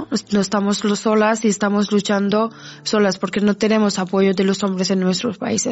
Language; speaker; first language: Spanish; non-native, fluent; Persian